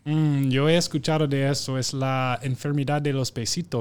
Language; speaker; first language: Spanish; non-native, fluent; English